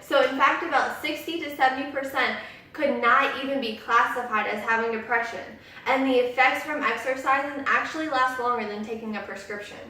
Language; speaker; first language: English; native; English